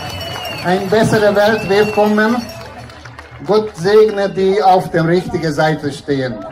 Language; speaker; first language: German; non-native, fluent; Hungarian